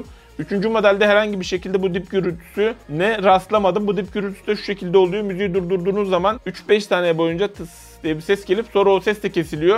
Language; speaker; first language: Turkish; native; Turkish